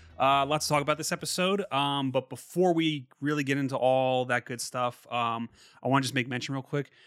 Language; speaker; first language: English; native; English